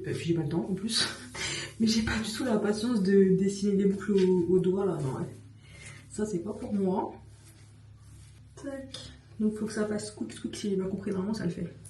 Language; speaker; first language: French; native; French